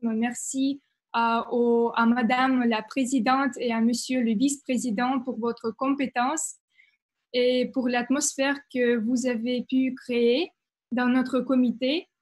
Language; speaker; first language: French; non-native, fluent; Russian